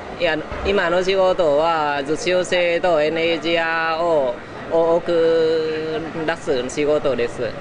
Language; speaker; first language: Japanese; non-native, learner; Vietnamese